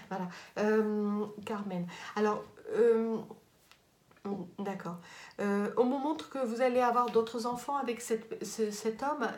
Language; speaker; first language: French; native; French